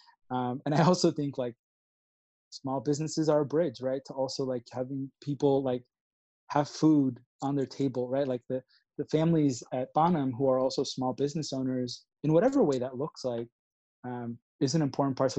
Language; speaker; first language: English; early bilingual, other home language; Spanish